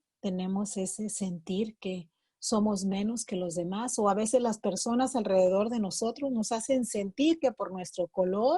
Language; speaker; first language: Spanish; native; Spanish